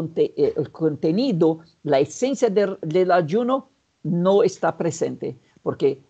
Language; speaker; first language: Spanish; non-native, fluent; Portuguese